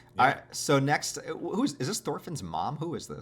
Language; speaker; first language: English; native; English